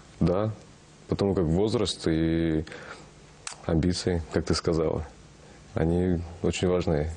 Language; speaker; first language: Russian; non-native, local second language; Kazakh